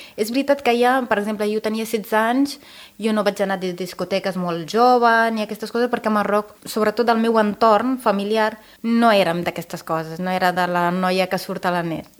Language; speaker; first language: Catalan; non-native, fluent; Arabic